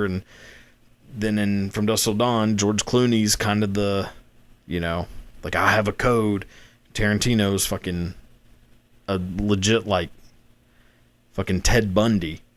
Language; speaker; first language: English; native; English